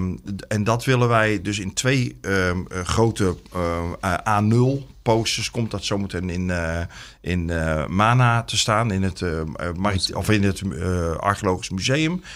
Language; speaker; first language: Dutch; native; Dutch